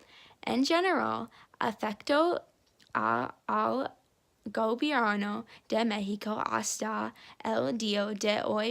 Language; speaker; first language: Spanish; non-native, learner; English